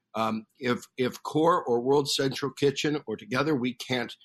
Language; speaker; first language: English; native; English